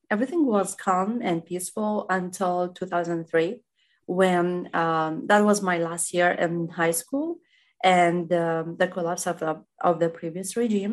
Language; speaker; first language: English; non-native, fluent; Arabic